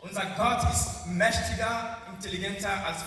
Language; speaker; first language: German; non-native, learner; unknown